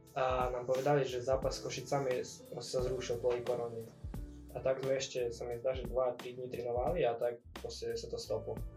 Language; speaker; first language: Slovak; non-native, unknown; Russian